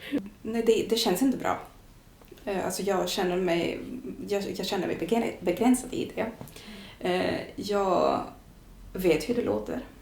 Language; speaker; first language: Swedish; non-native, fluent; Greek